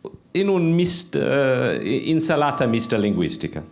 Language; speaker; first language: Italian; non-native, learner; English